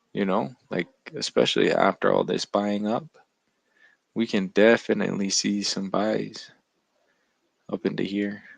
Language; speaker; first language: English; native; English